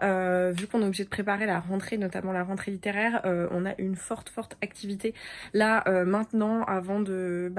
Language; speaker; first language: French; native; French